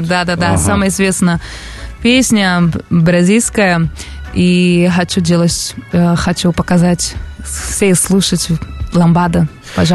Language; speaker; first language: Russian; non-native, learner; Portuguese